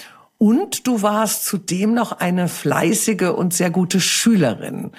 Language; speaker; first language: German; native; German